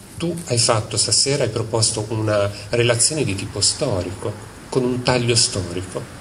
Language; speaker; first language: Italian; native; Italian